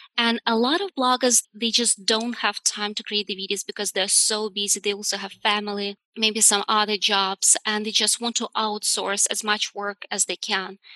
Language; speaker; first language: English; non-native, fluent; Russian